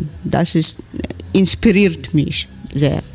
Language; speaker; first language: German; non-native, learner; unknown